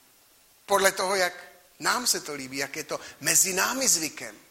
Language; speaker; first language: Czech; native; Czech